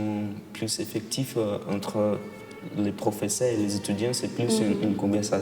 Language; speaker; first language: French; non-native, fluent; Portuguese